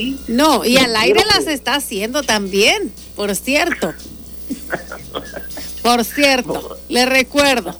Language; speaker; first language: Spanish; native; Spanish